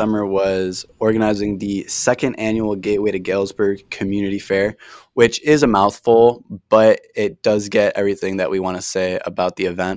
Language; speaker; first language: English; native; English